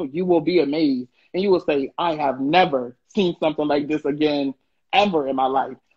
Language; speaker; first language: English; native; English